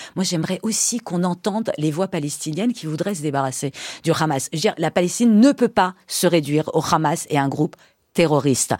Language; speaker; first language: French; early bilingual, other home language; Persian